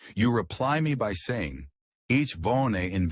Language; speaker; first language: German; non-native, learner; English